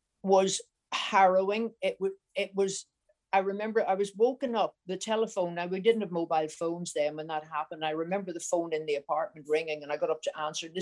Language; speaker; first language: English; native; English